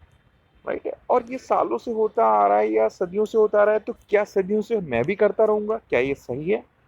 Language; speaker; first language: Hindi; native; Hindi